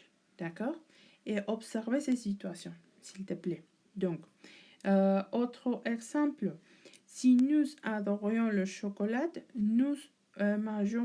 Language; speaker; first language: French; non-native, learner; Spanish